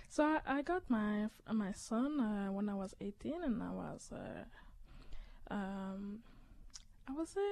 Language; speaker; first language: English; native; English